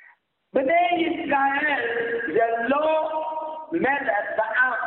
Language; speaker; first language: Hebrew; non-native, fluent; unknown